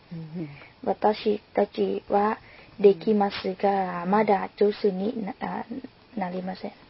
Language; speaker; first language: Japanese; non-native, learner; Lao